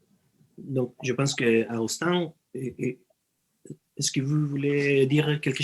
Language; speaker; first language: French; non-native, fluent; Spanish